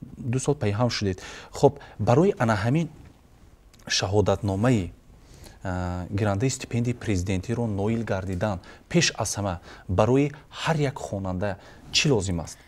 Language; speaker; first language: Tajik; native; Tajik